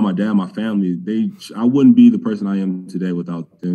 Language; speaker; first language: English; native; English